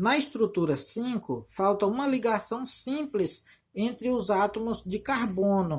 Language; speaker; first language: Portuguese; native; Portuguese